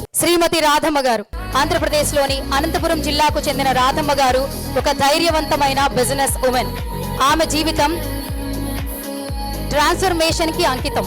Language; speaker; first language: Telugu; native; Telugu